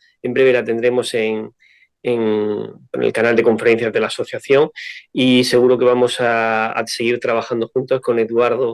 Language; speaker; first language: Spanish; native; Spanish